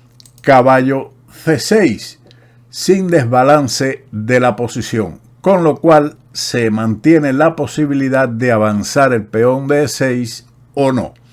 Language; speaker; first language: Spanish; native; Spanish